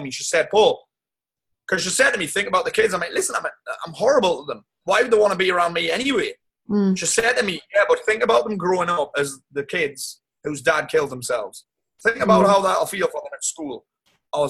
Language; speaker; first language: English; native; English